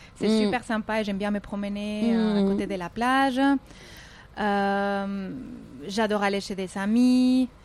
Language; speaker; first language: French; non-native, fluent; Spanish